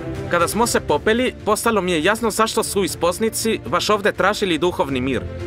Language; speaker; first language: Croatian; non-native, fluent; Spanish